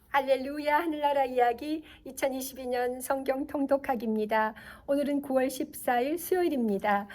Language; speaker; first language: Korean; native; Korean